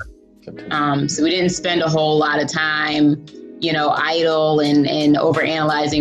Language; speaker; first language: English; native; English